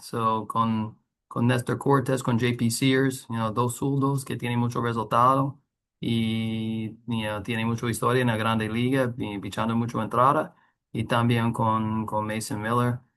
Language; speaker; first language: Spanish; non-native, learner; English